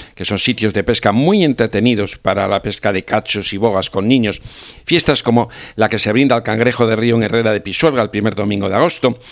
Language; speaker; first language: Spanish; native; Spanish